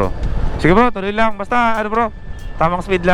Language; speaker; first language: Filipino; native; Filipino